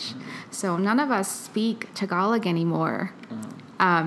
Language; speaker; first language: English; early bilingual, other home language; Filipino